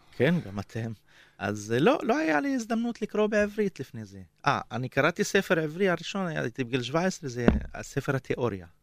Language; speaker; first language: Hebrew; non-native, local second language; Arabic